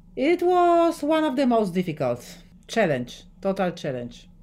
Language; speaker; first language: English; non-native, fluent; Polish